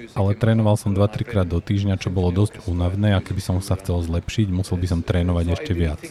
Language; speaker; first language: Slovak; non-native, fluent; Norwegian